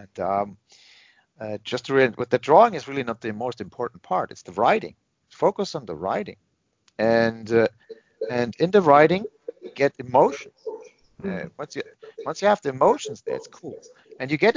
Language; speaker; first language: English; non-native, fluent; Finnish